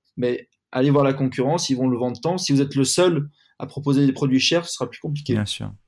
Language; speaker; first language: French; native; French